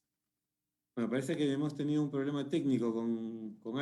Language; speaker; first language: Spanish; native; Spanish